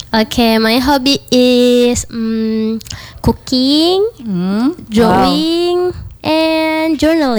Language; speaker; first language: English; non-native, learner; Indonesian